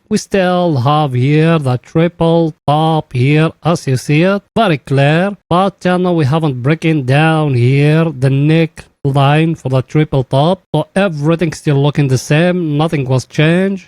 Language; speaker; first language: English; non-native, fluent; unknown